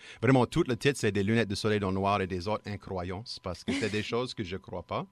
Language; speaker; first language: French; native; French